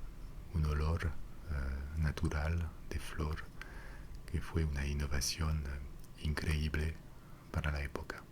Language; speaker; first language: Spanish; non-native, fluent; French